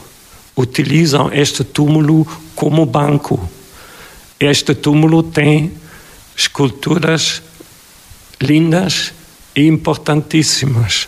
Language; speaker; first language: Portuguese; non-native, fluent; German